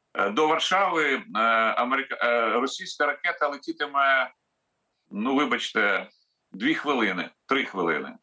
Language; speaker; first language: Ukrainian; native; Ukrainian